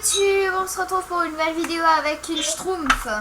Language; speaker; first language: French; native; French